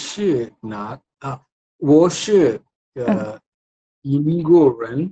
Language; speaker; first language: Chinese; non-native, learner; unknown